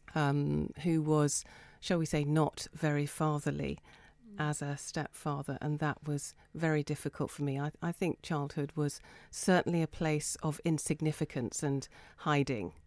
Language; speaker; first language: English; native; English